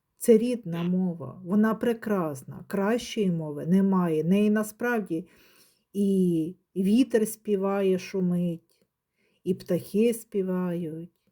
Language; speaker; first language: Ukrainian; native; Ukrainian